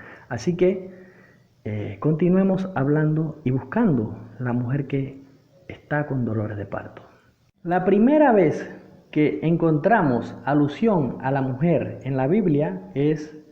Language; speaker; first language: Spanish; native; Spanish